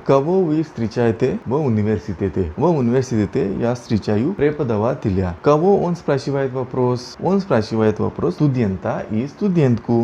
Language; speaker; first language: Russian; non-native, learner; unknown